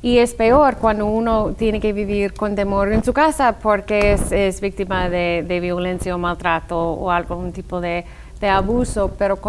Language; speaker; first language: Spanish; non-native, fluent; English